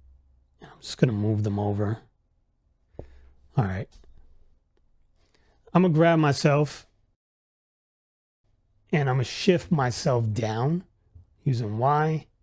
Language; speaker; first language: English; native; English